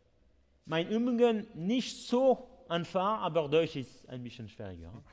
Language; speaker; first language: German; non-native, learner; French